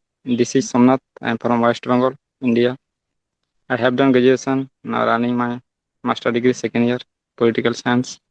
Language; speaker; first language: English; non-native, learner; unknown